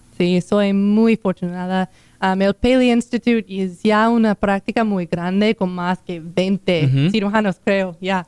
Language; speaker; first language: Spanish; non-native, learner; English